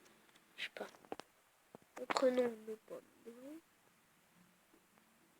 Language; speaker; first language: French; native; French